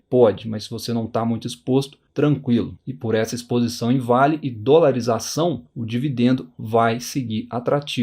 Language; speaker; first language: Portuguese; native; Portuguese